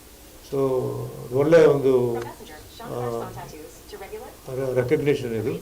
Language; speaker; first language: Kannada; non-native, local second language; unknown